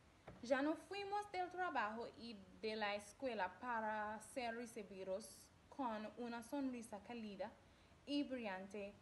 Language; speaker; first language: Spanish; non-native, learner; English